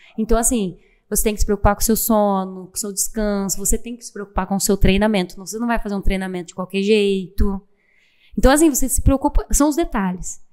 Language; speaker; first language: Portuguese; native; Portuguese